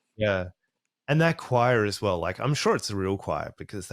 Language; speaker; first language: English; native; English